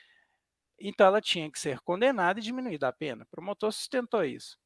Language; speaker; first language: Portuguese; native; Portuguese